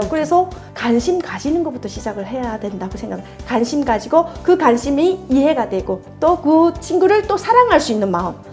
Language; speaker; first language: Korean; native; Korean